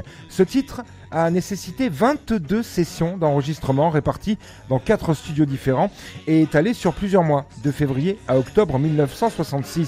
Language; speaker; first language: French; native; French